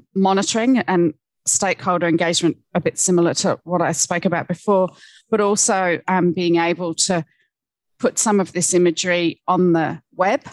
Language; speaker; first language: English; native; English